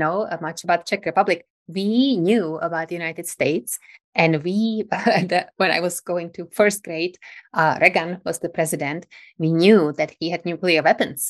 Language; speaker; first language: English; non-native, fluent; Czech